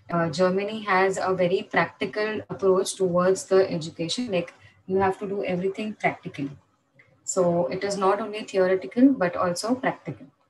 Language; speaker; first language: English; non-native, local second language; Marathi